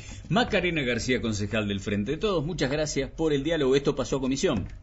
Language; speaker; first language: Spanish; native; Spanish